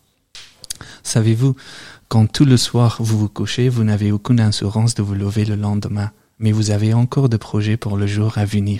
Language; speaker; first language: French; non-native, fluent; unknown